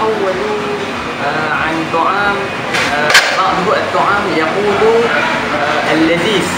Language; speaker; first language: Arabic; non-native, learner; Malay